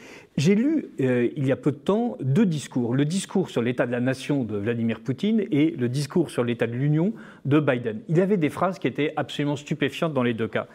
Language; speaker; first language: French; native; French